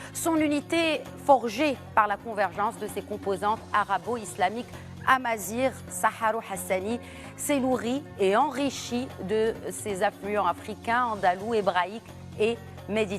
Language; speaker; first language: French; non-native, local second language; Arabic